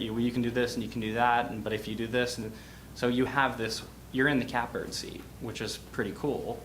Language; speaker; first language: English; native; English